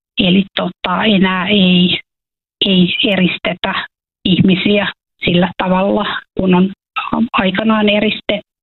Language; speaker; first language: Finnish; native; Finnish